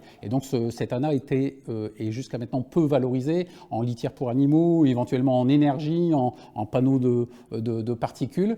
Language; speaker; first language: French; native; French